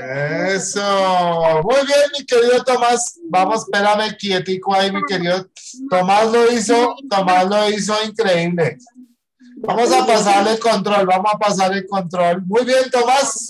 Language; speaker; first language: Spanish; native; Spanish